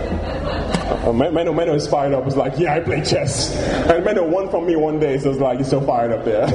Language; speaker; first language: English; non-native, local second language; Yoruba